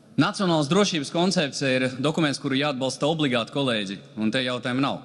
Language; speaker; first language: Latvian; non-native, local second language; Russian